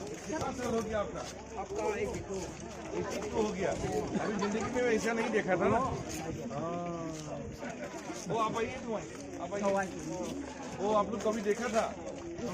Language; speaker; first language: Hindi; non-native, local second language; Assamese